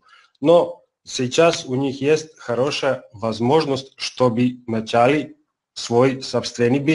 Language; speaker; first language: Russian; non-native, learner; Serbian